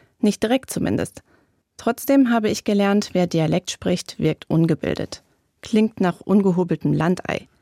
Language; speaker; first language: German; native; German